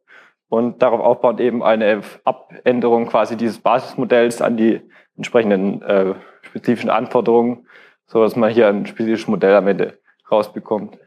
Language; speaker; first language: German; native; German